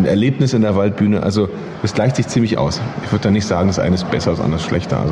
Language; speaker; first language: German; native; German